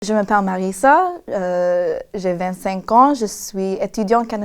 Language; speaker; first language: French; non-native, learner; English